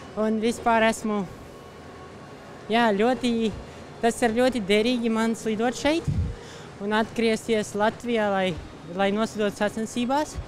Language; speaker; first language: Latvian; non-native, local second language; Russian